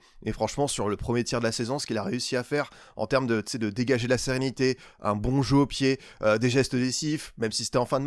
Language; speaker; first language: French; native; French